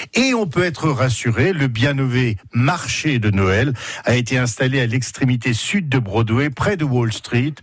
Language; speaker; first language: French; native; French